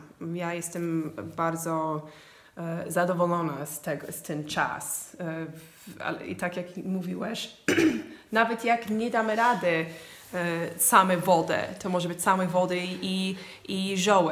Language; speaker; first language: Polish; non-native, fluent; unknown